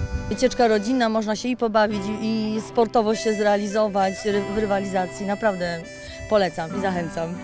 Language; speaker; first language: Polish; native; Polish